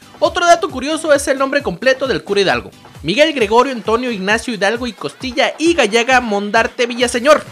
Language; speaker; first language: Spanish; native; Spanish